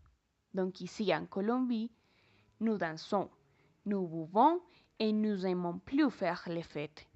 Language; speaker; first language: French; non-native, learner; Spanish